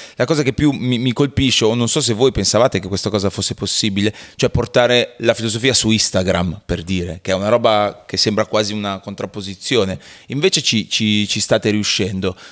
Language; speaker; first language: Italian; native; Italian